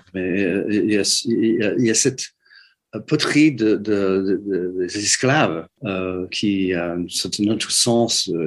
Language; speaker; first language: French; non-native, fluent; English